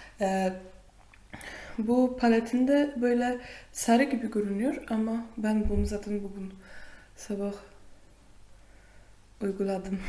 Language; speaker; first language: Turkish; non-native, fluent; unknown